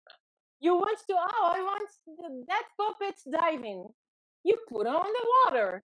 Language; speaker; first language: English; non-native, learner; Portuguese